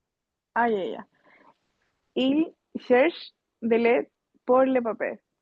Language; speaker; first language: French; non-native, learner; Spanish